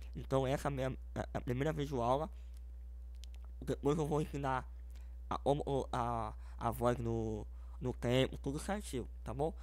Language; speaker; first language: Portuguese; native; Portuguese